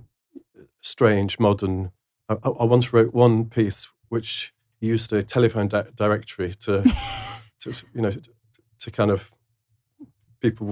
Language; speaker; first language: English; native; English